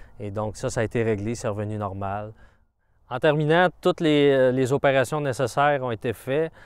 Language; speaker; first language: French; native; French